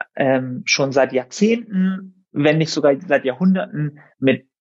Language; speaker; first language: German; native; German